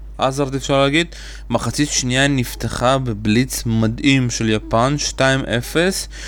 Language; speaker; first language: Hebrew; native; Hebrew